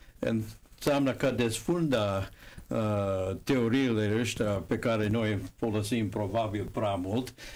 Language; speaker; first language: Romanian; non-native, fluent; English